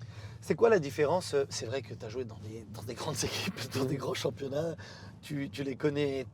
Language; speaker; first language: French; native; French